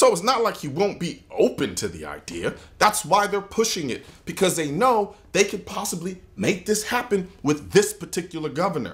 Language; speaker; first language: English; native; English